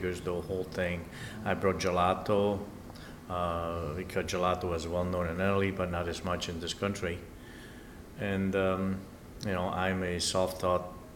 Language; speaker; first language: English; non-native, fluent; Italian